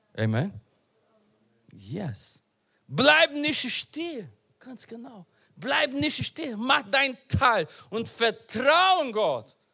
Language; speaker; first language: German; non-native, learner; Portuguese